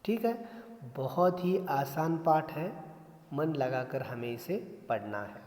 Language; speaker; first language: Hindi; non-native, local second language; Marathi